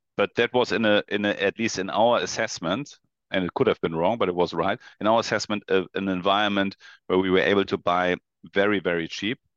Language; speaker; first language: English; non-native, fluent; German